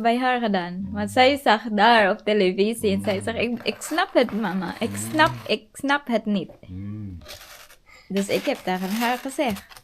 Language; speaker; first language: Dutch; non-native, learner; Filipino